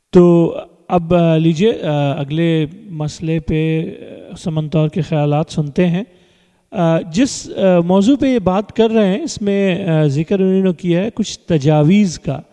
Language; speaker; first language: Urdu; early bilingual, heritage; Urdu